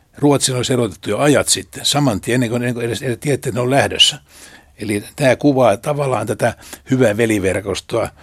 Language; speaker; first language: Finnish; native; Finnish